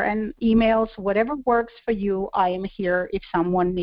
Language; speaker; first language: English; non-native, fluent; Spanish